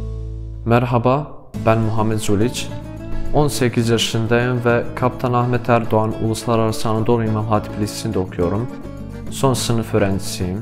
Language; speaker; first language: Turkish; non-native, fluent; Bosnian